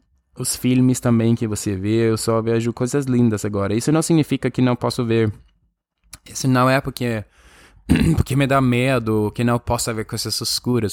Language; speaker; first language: Portuguese; non-native, fluent; Spanish